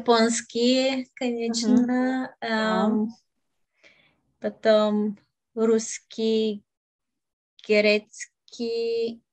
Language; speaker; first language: Russian; non-native, learner; Bulgarian